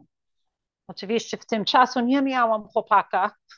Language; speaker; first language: Polish; early bilingual, heritage; English